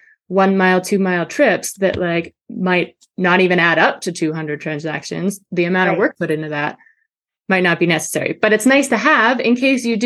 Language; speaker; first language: English; native; English